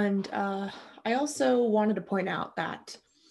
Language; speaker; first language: English; native; English